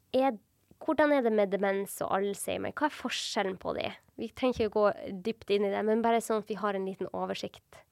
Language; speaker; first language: Norwegian; native; Norwegian